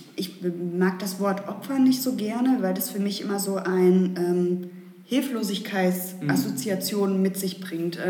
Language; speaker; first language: German; native; German